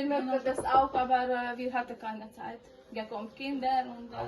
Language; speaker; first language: German; non-native, learner; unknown